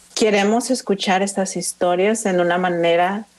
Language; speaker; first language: Spanish; early bilingual, other home language; English